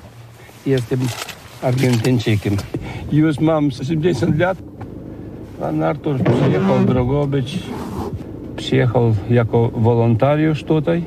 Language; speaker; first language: Polish; non-native, learner; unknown